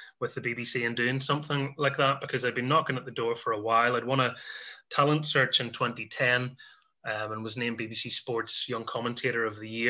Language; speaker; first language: English; native; English